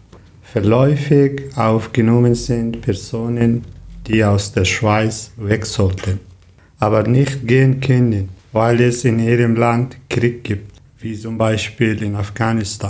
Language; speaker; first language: German; non-native, learner; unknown